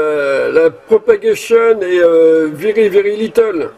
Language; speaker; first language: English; non-native, learner; French